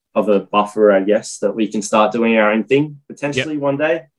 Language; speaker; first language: English; native; English